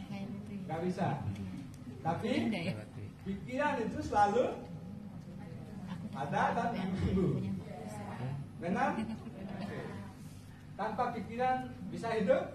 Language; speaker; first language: Indonesian; non-native, fluent; Bangla